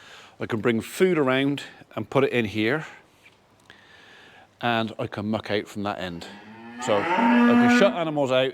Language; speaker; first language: English; native; English